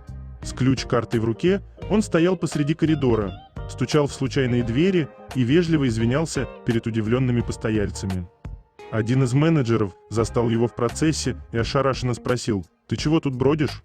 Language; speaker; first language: Russian; native; Russian